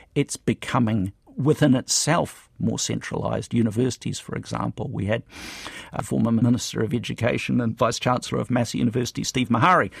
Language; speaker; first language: English; native; English